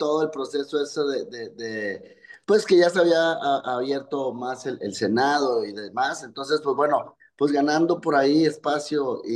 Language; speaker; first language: Spanish; native; Spanish